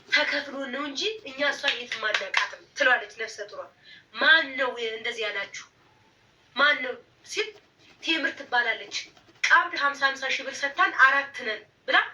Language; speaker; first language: Amharic; native; Amharic